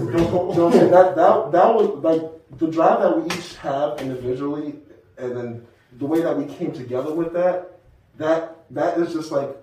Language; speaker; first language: English; native; English